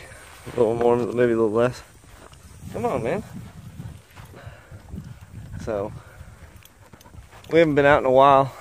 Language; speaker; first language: English; native; English